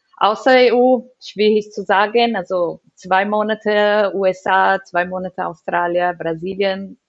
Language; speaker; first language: German; non-native, learner; Portuguese